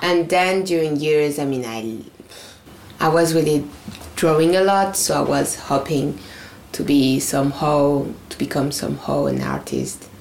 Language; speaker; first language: English; non-native, fluent; French